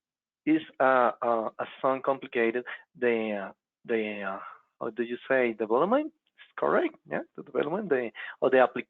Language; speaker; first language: English; non-native, local second language; Spanish